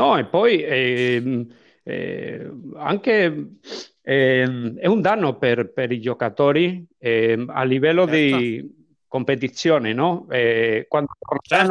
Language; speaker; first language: Italian; non-native, fluent; Spanish